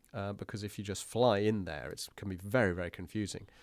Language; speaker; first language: English; native; English